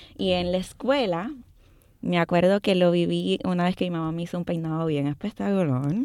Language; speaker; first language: Spanish; native; Spanish